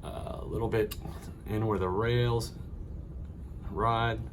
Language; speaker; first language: English; native; English